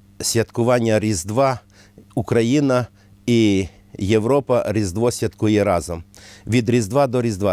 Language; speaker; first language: Ukrainian; native; Ukrainian